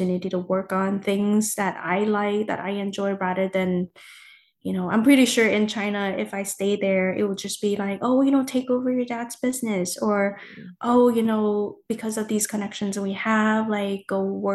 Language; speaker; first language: English; non-native, fluent; Chinese